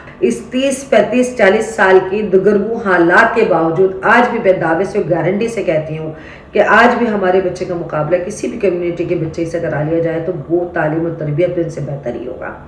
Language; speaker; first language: Urdu; native; Urdu